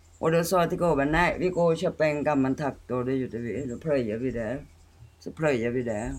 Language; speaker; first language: Swedish; non-native, fluent; Thai